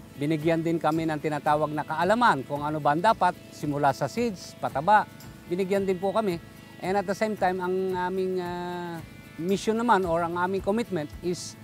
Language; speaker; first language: Filipino; native; Filipino